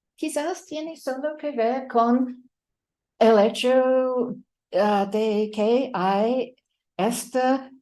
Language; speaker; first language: Spanish; non-native, fluent; English